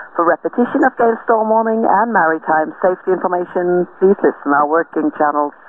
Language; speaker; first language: English; non-native, fluent; Norwegian